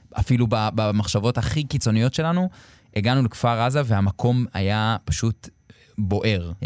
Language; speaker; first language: Hebrew; native; Hebrew